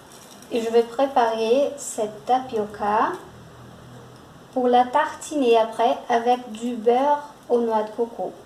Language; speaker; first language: French; non-native, fluent; Portuguese